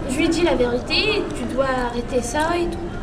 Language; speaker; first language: French; non-native, local second language; Arabic